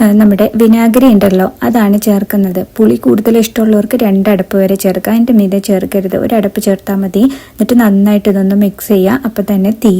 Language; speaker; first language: Malayalam; native; Malayalam